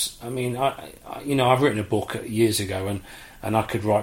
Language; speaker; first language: English; native; English